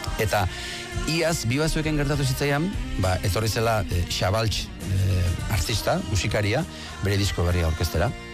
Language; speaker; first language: Basque; native; Basque